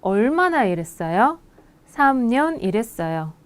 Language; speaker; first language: Korean; non-native, fluent; Russian